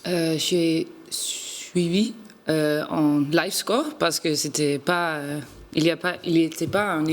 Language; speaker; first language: French; non-native, learner; Danish